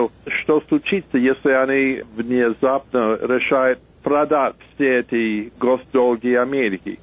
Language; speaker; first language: Russian; non-native, fluent; English